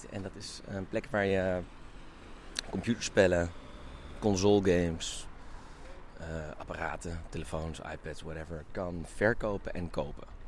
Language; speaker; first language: Dutch; native; Dutch